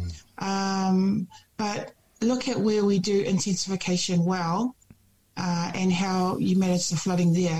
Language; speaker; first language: English; native; English